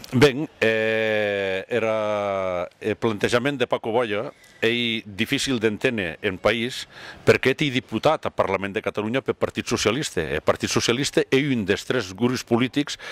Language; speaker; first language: Catalan; non-native, local second language; Occitan